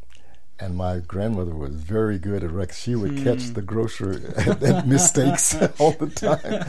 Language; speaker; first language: English; native; English